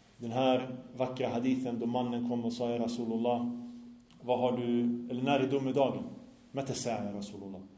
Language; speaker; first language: Swedish; non-native, fluent; Arabic